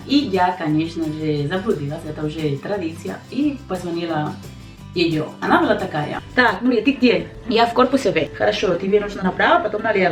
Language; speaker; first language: Russian; non-native, fluent; Spanish